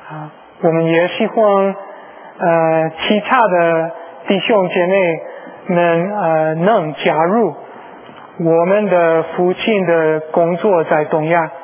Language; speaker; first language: Chinese; non-native, learner; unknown